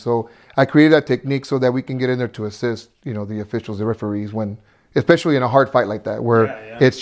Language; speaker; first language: English; early bilingual, other home language; Spanish